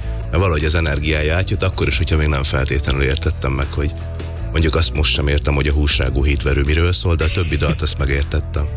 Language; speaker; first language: Hungarian; native; Hungarian